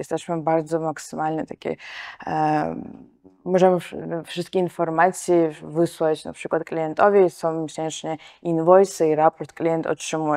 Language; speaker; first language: Polish; non-native, fluent; Georgian